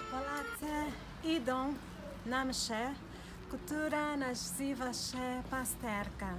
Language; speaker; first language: Polish; non-native, learner; Portuguese